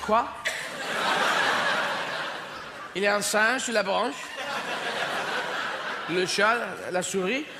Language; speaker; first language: French; non-native, learner; English